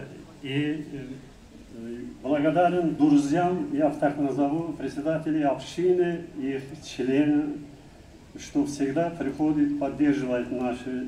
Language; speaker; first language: Russian; non-native, fluent; Azerbaijani